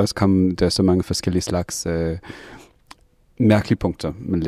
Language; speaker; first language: Danish; non-native, fluent; English